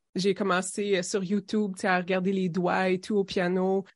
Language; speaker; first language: French; native; French